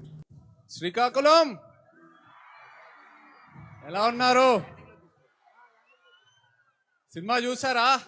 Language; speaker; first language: Telugu; native; Telugu